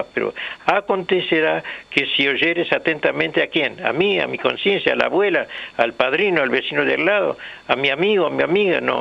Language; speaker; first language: Spanish; native; Spanish